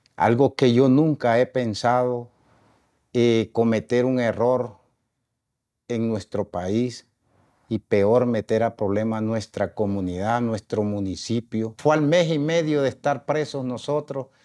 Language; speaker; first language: Spanish; native; Spanish